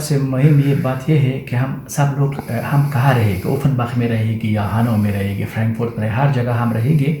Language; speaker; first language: Hindi; non-native, learner; Persian